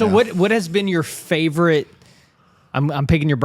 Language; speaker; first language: English; native; English